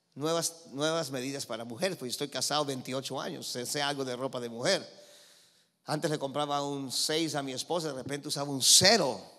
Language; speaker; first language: Spanish; early bilingual, heritage; Spanish